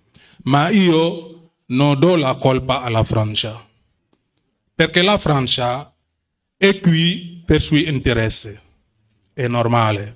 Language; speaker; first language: Italian; non-native, fluent; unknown